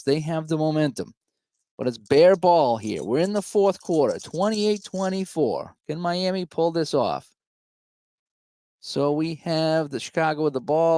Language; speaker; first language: English; native; English